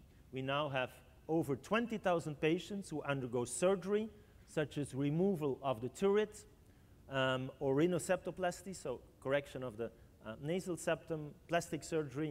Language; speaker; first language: English; non-native, fluent; French